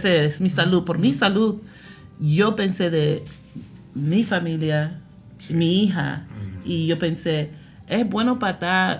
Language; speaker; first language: Spanish; early bilingual, heritage; Spanish